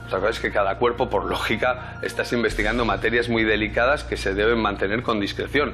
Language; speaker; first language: Spanish; native; Spanish